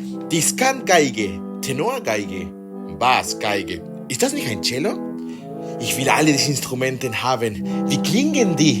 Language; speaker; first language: German; non-native, fluent; Spanish